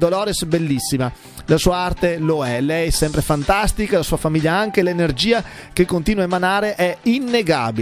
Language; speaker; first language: Italian; native; Italian